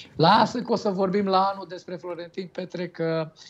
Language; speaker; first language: Romanian; native; Romanian